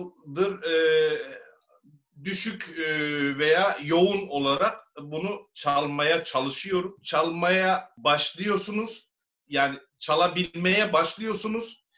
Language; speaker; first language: Turkish; native; Turkish